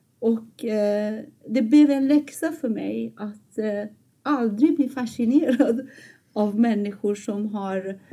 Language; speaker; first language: Swedish; non-native, fluent; Persian